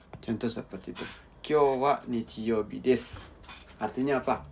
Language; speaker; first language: Japanese; non-native, learner; Indonesian